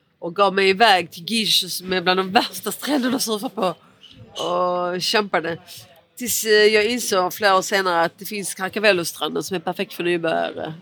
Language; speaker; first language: Swedish; early bilingual, other home language; Portuguese